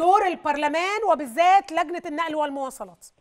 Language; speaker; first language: Arabic; native; Arabic